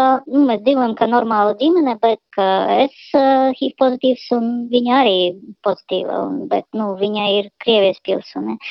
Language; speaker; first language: Latvian; non-native, local second language; Russian